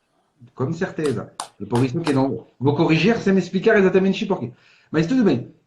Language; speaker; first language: Portuguese; non-native, fluent; French